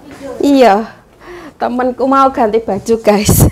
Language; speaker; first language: Indonesian; non-native, local second language; Javanese